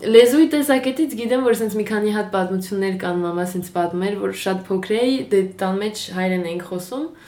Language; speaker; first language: Armenian; early bilingual, heritage; French